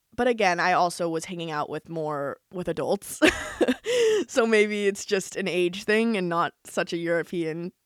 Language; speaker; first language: English; native; English